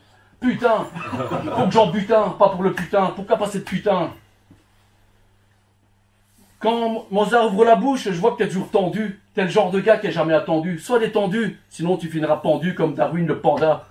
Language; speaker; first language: French; early bilingual, other home language; Turkish